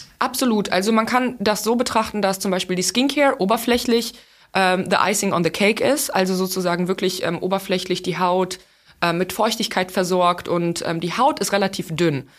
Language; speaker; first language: German; non-native, fluent; Russian